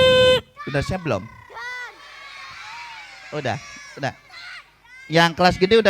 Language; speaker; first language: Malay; non-native, local second language; Javanese